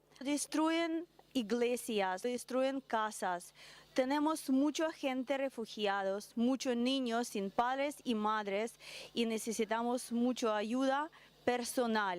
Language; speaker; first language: Spanish; non-native, learner; Russian